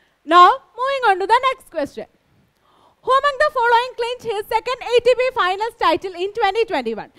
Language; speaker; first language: English; non-native, local second language; Malayalam